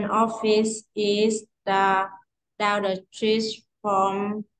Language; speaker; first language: English; non-native, learner; Vietnamese